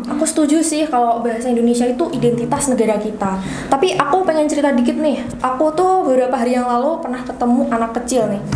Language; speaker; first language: Indonesian; non-native, local second language; Javanese